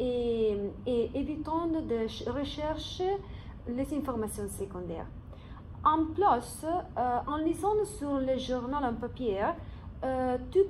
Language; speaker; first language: French; non-native, fluent; English